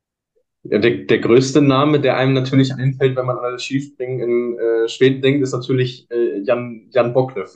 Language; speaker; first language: German; native; German